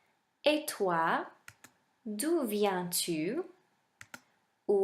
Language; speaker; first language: French; non-native, fluent; English